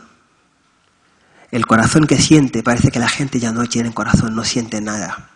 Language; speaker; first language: Spanish; non-native, fluent; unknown